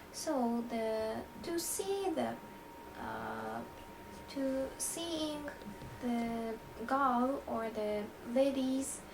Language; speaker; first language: English; non-native, learner; Japanese